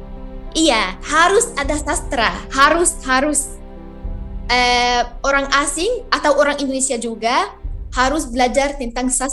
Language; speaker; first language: Indonesian; non-native, fluent; Arabic